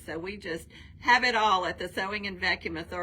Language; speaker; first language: English; native; English